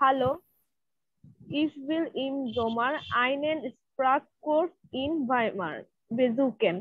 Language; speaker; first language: German; non-native, learner; Bangla